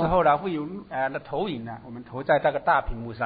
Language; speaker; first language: Chinese; native; Chinese